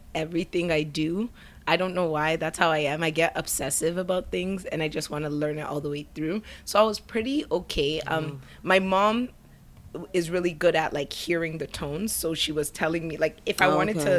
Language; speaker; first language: English; native; English